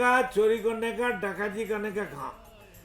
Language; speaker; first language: Hindi; non-native, local second language; Bangla